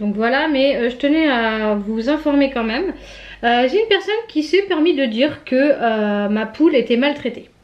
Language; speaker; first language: French; native; French